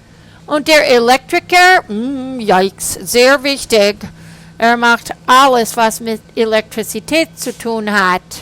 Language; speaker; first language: German; non-native, fluent; English